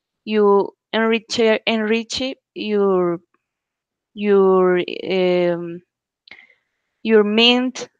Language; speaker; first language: English; non-native, learner; Spanish